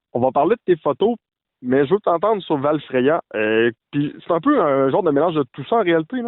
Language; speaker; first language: French; native; French